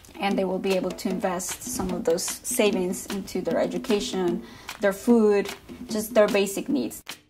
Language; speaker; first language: English; non-native, fluent; Spanish